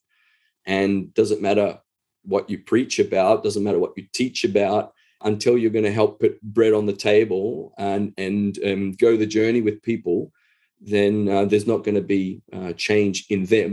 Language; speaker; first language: English; native; English